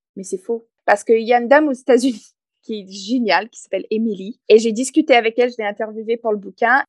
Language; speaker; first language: French; non-native, fluent; English